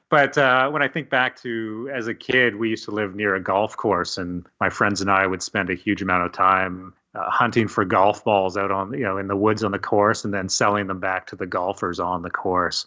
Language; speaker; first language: English; native; English